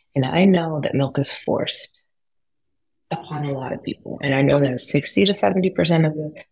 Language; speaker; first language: English; native; English